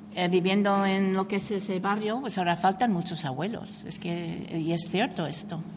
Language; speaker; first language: Spanish; non-native, fluent; English